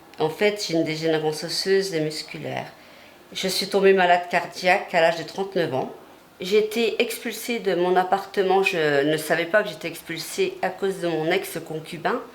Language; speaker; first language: French; native; French